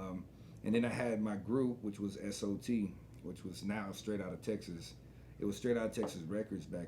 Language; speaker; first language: English; native; English